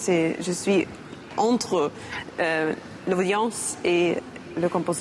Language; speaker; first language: French; non-native, learner; German